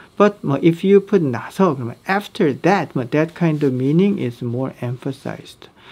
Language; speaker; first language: English; non-native, fluent; Korean